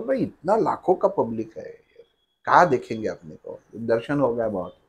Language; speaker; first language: Hindi; non-native, local second language; Marathi